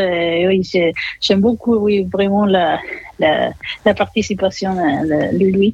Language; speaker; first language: French; non-native, fluent; Spanish